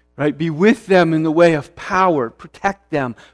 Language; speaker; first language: English; early bilingual, other home language; Swedish